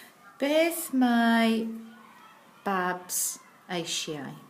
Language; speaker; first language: Welsh; non-native, local second language; English